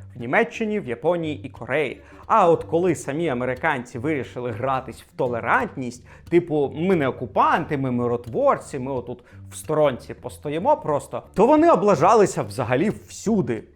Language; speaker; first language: Ukrainian; native; Ukrainian